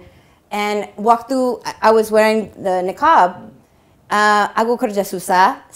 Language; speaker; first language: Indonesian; non-native, fluent; English